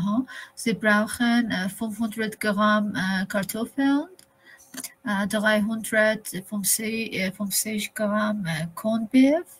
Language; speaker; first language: German; non-native, learner; Persian